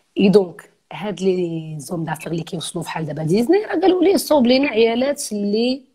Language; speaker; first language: French; non-native, local second language; Arabic